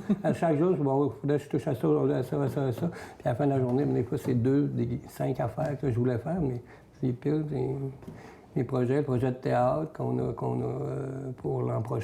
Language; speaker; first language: French; native; French